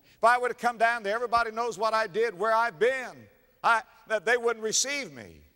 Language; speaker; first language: English; native; English